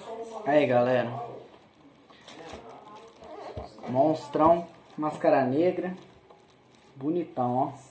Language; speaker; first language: Portuguese; native; Portuguese